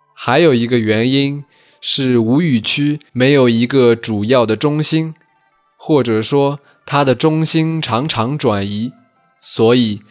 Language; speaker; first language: Chinese; non-native, local second language; Wu Chinese